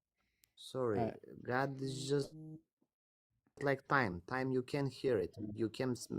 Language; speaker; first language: English; non-native, learner; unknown